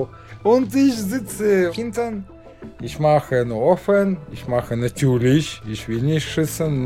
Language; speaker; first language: German; non-native, learner; Russian